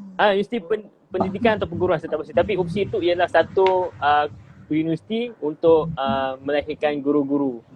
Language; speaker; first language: Malay; native; Malay